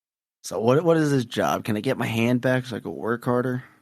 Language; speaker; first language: English; native; English